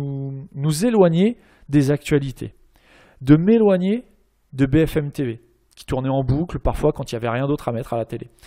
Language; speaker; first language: French; native; French